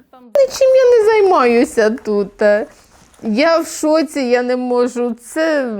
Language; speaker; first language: Ukrainian; native; Ukrainian